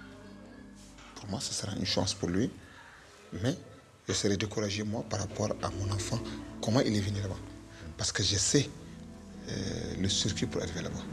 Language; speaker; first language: French; non-native, local second language; Fula